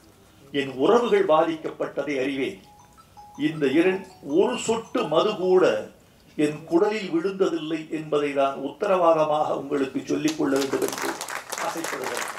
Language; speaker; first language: Tamil; native; Tamil